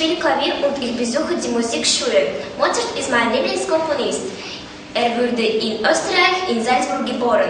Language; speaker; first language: German; non-native, learner; Russian